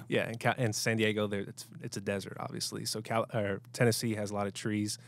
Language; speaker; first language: English; native; English